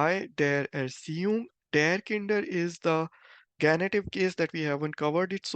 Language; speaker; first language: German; non-native, fluent; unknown